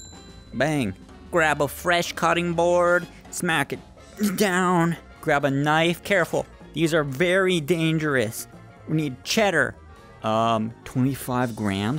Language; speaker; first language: English; native; English